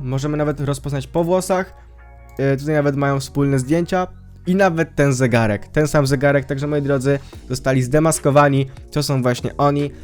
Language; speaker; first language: Polish; native; Polish